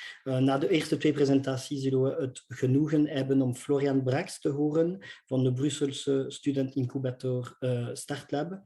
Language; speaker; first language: Dutch; non-native, local second language; French